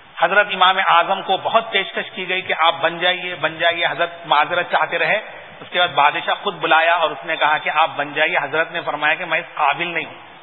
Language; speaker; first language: Urdu; native; Urdu